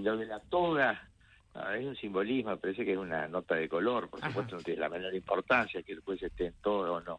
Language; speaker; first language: Spanish; native; Spanish